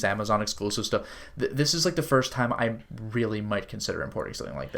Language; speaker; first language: English; native; English